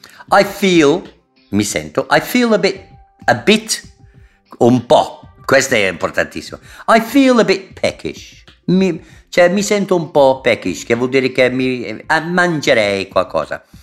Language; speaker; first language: Italian; non-native, fluent; English